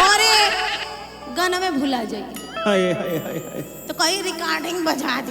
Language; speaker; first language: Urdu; non-native, local second language; Bhojpuri